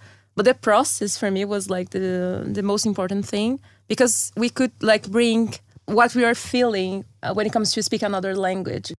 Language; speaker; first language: English; non-native, fluent; Portuguese